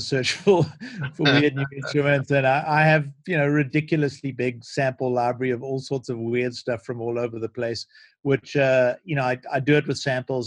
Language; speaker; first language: English; native; English